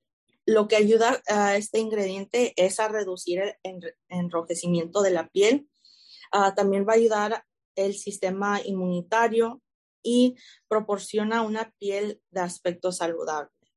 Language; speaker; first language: Spanish; early bilingual, heritage; Spanish